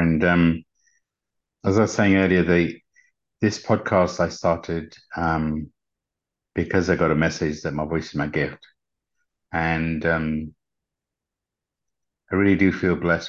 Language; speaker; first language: English; native; English